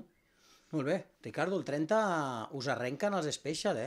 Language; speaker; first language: Catalan; native; Catalan